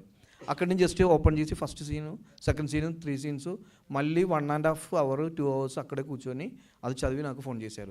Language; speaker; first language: Telugu; non-native, learner; Malayalam